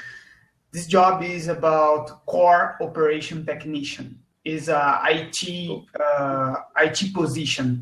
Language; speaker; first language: English; non-native, learner; Portuguese